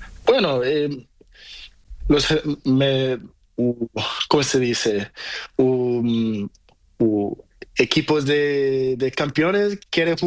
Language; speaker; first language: Spanish; non-native, learner; Portuguese